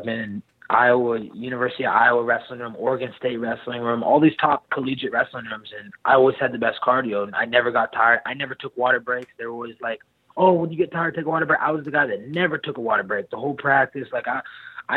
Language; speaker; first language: English; native; English